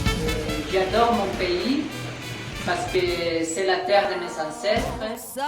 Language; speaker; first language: French; non-native, fluent; Spanish